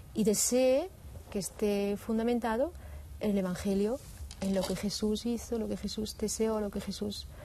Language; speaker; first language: Spanish; non-native, fluent; Swiss German